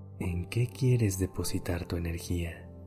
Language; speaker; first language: Spanish; native; Spanish